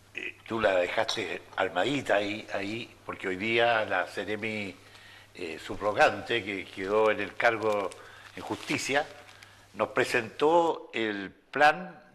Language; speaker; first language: Spanish; native; Spanish